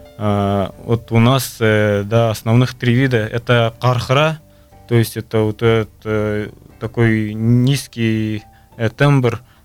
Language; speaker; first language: Russian; non-native, local second language; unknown